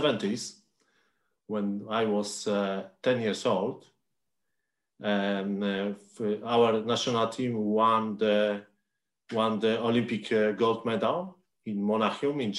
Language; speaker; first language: English; non-native, learner; Polish